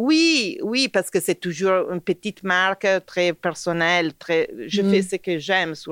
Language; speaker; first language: French; non-native, fluent; Italian